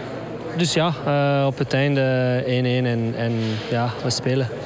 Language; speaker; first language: Dutch; non-native, local second language; French